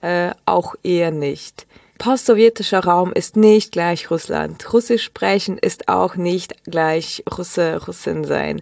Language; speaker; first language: German; early bilingual, other home language; Russian